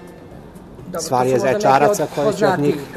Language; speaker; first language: Serbian; native; Serbian